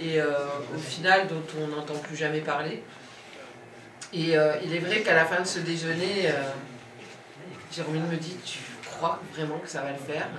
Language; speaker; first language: French; native; French